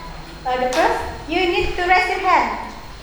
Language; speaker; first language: English; non-native, learner; Indonesian